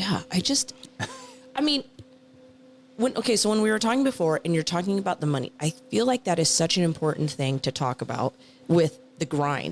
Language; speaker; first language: English; native; English